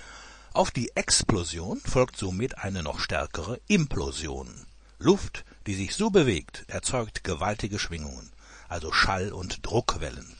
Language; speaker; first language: German; native; German